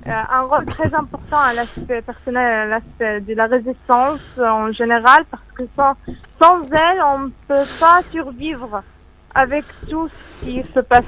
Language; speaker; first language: French; non-native, learner; Arabic